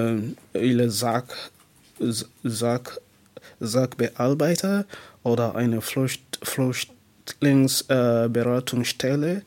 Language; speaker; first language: German; non-native, learner; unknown